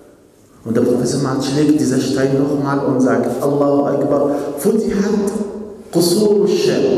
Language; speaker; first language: German; non-native, fluent; Arabic